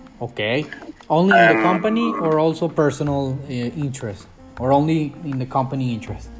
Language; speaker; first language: English; non-native, fluent; Spanish